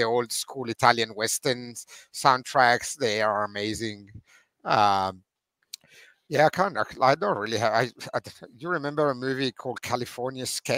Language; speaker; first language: English; non-native, fluent; Italian